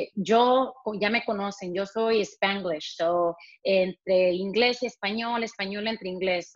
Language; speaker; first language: Spanish; early bilingual, heritage; Spanish